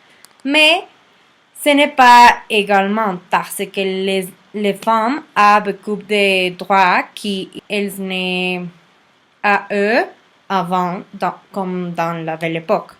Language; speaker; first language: French; non-native, learner; Spanish